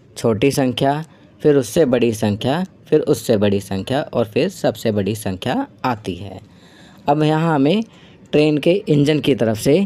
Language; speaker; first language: Hindi; native; Hindi